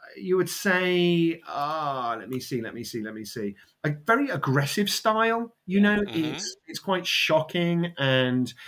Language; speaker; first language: English; native; English